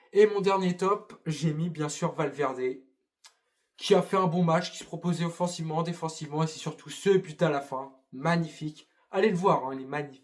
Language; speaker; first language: French; native; French